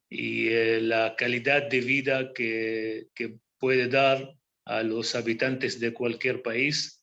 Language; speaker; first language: Spanish; non-native, fluent; Hebrew